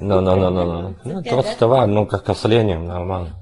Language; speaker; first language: Russian; non-native, learner; Chinese